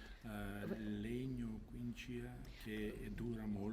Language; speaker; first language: Italian; non-native, fluent; Macedonian